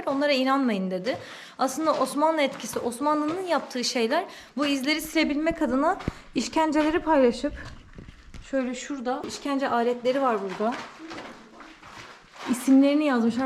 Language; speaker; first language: Turkish; native; Turkish